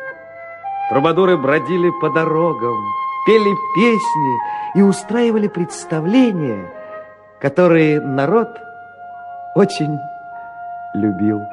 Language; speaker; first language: Russian; native; Russian